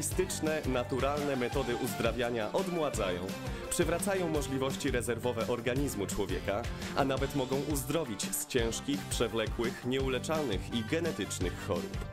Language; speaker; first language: Polish; native; Polish